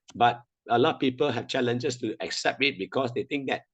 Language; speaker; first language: English; non-native, local second language; Chinese